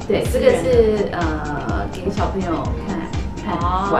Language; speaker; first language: Chinese; native; Chinese